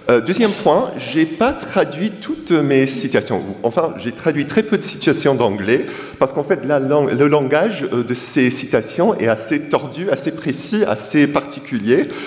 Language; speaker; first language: French; non-native, fluent; English